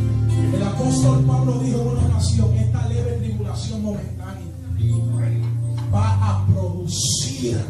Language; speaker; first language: Spanish; native; Spanish